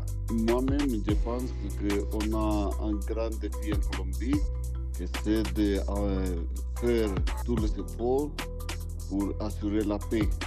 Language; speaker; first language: French; non-native, fluent; Spanish